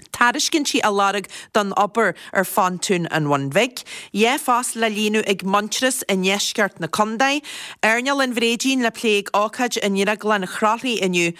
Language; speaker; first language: Irish; native; Irish